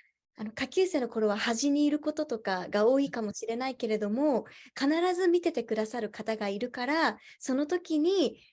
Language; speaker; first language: Japanese; native; Japanese